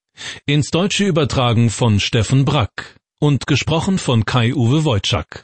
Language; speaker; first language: German; native; German